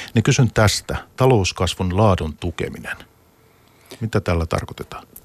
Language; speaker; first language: Finnish; native; Finnish